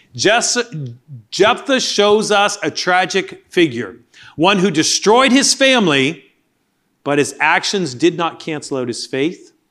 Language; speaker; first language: English; native; English